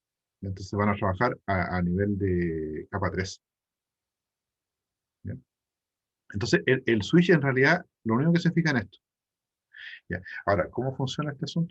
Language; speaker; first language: Spanish; native; Spanish